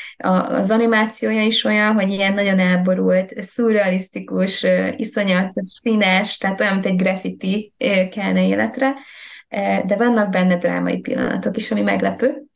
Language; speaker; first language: Hungarian; native; Hungarian